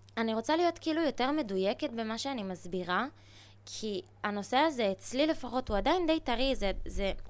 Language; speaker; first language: Hebrew; early bilingual, other home language; Russian